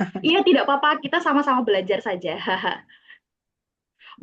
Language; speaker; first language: Indonesian; native; Indonesian